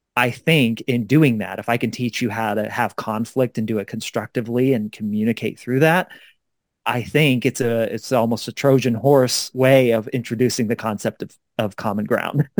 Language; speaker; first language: English; native; English